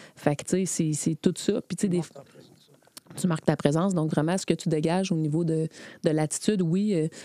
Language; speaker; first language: French; native; French